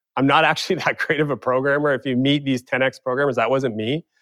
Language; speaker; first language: English; native; English